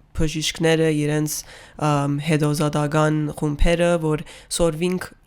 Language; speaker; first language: Armenian; early bilingual, heritage; Armenian